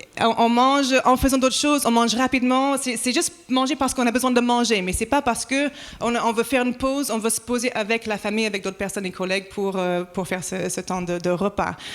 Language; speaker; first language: French; non-native, fluent; English